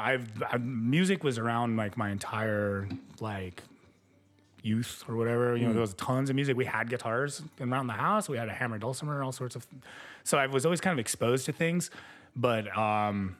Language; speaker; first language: English; early bilingual, other home language; Spanish